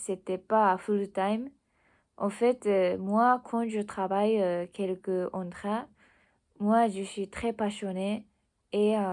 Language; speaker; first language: French; non-native, learner; Japanese